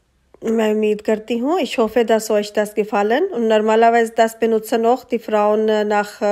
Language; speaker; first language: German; non-native, learner; Urdu